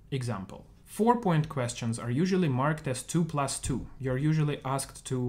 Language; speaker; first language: English; non-native, fluent; Russian